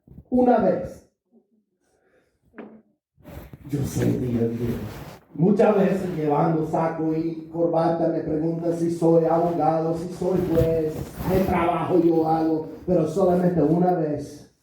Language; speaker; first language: Spanish; non-native, fluent; English